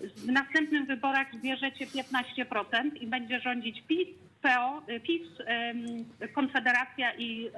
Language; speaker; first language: Polish; native; Polish